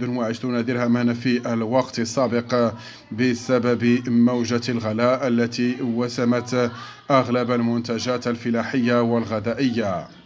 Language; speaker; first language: Arabic; native; Arabic